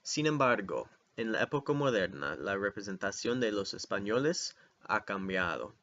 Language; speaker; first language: Spanish; non-native, learner; English